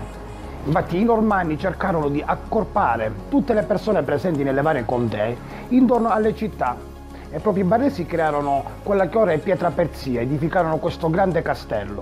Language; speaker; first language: Italian; native; Italian